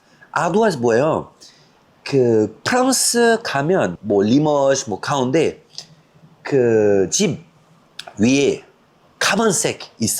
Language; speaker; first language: Korean; non-native, fluent; French